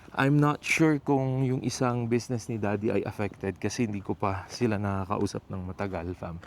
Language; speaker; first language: Filipino; non-native, local second language; Cebuano